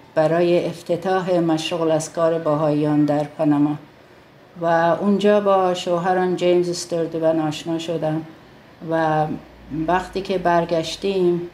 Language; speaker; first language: Persian; native; Persian